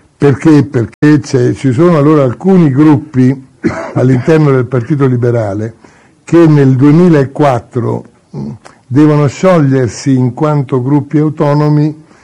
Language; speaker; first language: Italian; native; Italian